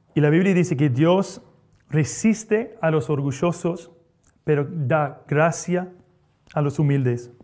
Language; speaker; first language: Spanish; non-native, fluent; English